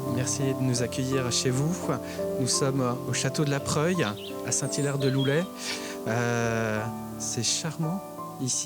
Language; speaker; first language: French; native; French